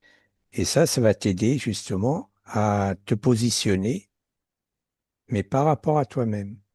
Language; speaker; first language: French; native; French